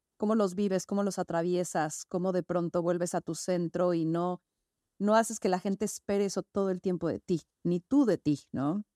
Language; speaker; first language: Spanish; native; Spanish